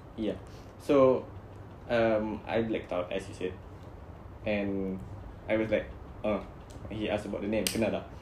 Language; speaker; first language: English; non-native, local second language; Malay